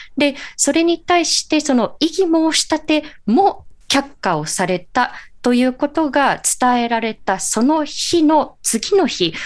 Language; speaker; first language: Japanese; native; Japanese